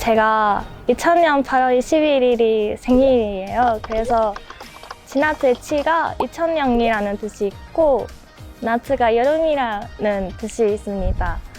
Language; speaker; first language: Korean; non-native, learner; Japanese